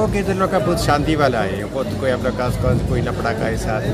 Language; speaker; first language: Hindi; non-native, local second language; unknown